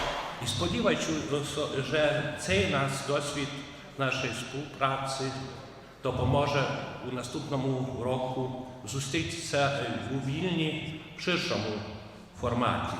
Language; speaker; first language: Ukrainian; non-native, fluent; Lithuanian